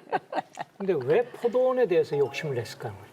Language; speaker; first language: Korean; native; Korean